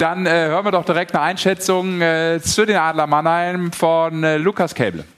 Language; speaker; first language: German; native; German